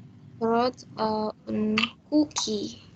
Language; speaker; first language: German; non-native, learner; Indonesian